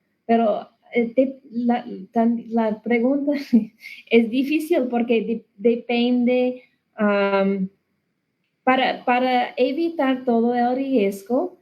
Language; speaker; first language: Spanish; non-native, learner; English